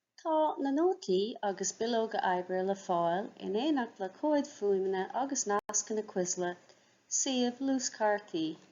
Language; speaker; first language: Irish; non-native, local second language; English